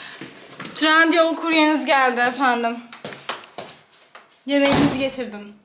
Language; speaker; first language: Turkish; native; Turkish